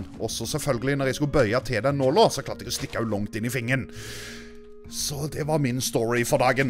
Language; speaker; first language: Norwegian; native; Norwegian